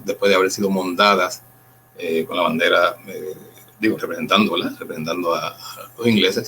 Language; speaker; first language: Spanish; native; Spanish